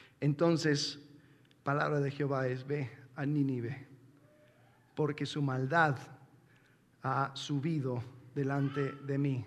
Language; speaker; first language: Spanish; non-native, fluent; English